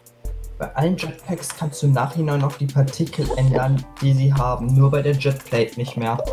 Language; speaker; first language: German; native; German